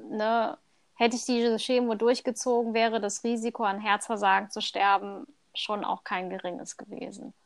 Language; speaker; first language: German; early bilingual, other home language; Thai